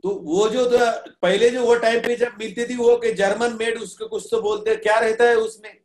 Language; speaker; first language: Hindi; non-native, local second language; Marathi